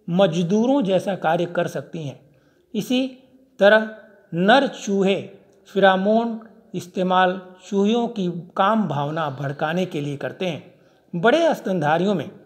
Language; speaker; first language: Hindi; native; Hindi